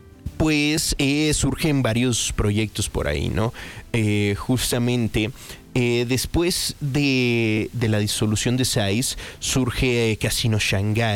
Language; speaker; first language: Spanish; native; Spanish